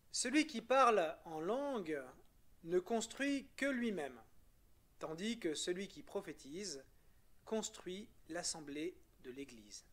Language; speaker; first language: French; native; French